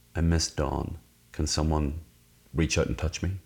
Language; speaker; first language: English; native; English